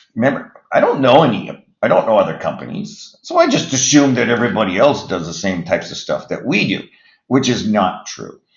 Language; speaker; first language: English; native; English